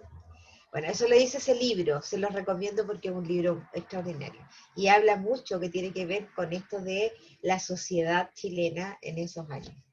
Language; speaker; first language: Spanish; native; Spanish